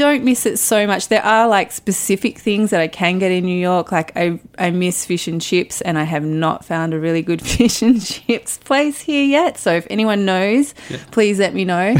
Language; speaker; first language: English; native; English